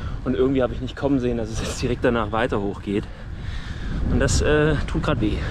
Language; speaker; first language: German; native; German